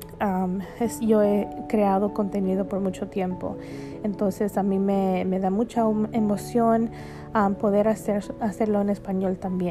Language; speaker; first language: Spanish; early bilingual, heritage; Spanish